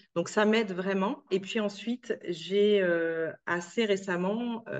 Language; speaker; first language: French; native; French